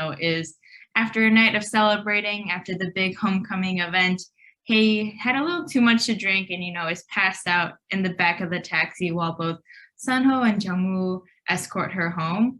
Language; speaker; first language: English; native; English